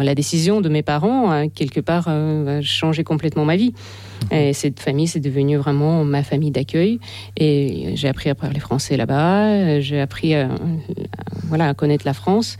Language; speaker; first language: French; non-native, fluent; Russian